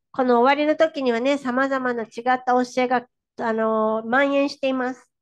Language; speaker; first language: Japanese; non-native, fluent; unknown